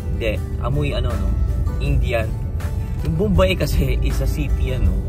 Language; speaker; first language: Filipino; native; Filipino